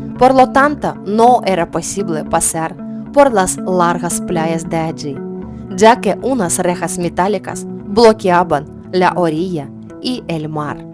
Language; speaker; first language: Spanish; non-native, learner; Ukrainian